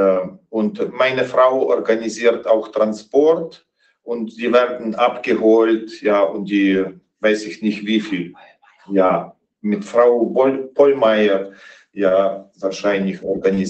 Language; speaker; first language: German; non-native, fluent; Ukrainian